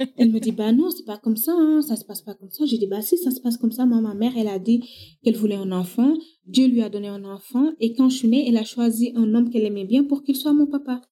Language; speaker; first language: French; non-native, local second language; Wolof